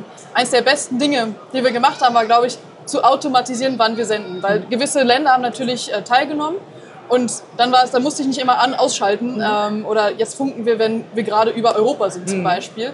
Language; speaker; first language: German; native; German